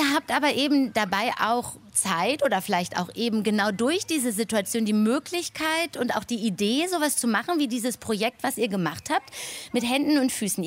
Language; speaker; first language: German; native; German